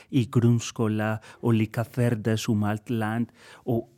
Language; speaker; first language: Icelandic; non-native, fluent; Spanish